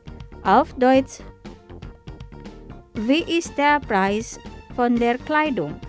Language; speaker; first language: German; non-native, fluent; Indonesian